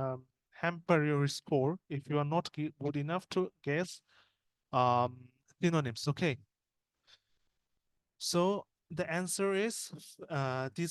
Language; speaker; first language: English; non-native, fluent; Bangla